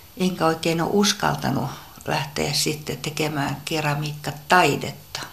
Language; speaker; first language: Finnish; native; Finnish